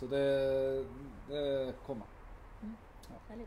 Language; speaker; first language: Swedish; non-native, fluent; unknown